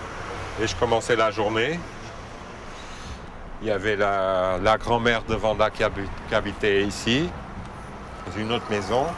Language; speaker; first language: French; non-native, fluent; Portuguese